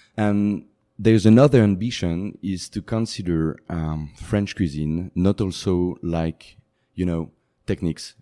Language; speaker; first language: English; non-native, fluent; French